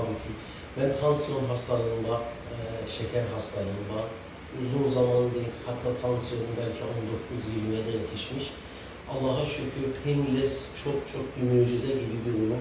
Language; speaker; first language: Turkish; non-native, fluent; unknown